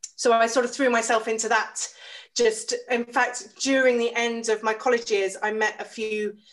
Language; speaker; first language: English; native; English